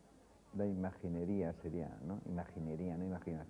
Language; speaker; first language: Spanish; native; Spanish